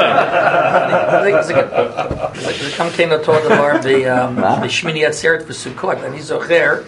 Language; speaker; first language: Hebrew; non-native, fluent; English